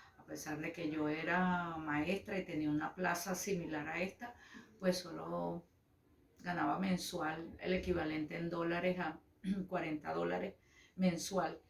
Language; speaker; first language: Spanish; native; Spanish